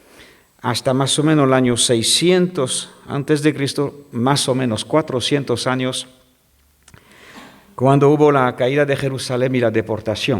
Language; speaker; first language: Spanish; non-native, fluent; French